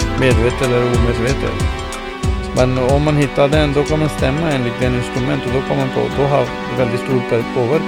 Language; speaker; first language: Swedish; non-native, fluent; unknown